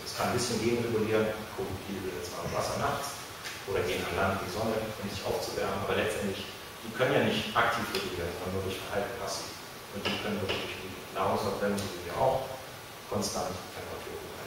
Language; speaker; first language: German; native; German